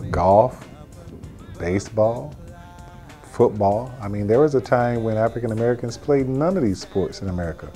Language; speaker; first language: English; native; English